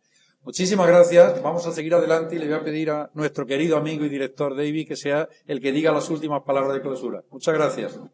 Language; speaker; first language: Spanish; native; Spanish